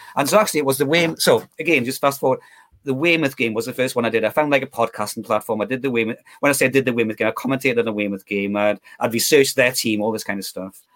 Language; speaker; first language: English; native; English